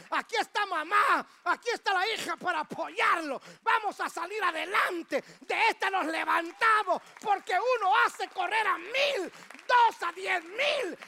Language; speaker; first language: Spanish; native; Spanish